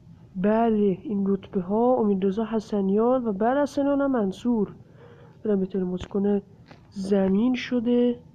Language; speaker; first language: Persian; native; Persian